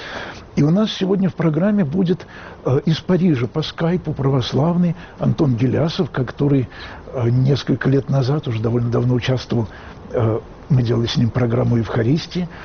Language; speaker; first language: Russian; native; Russian